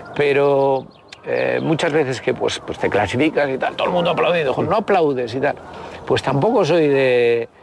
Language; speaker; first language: Spanish; native; Spanish